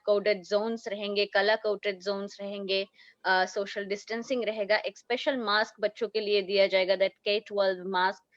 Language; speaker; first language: Hindi; native; Hindi